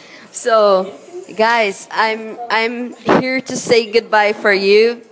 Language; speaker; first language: English; non-native, learner; Portuguese